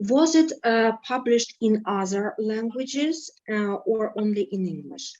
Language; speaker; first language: English; non-native, fluent; Ukrainian